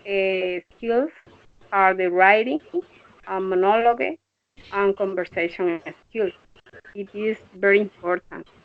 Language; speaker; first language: English; non-native, learner; Spanish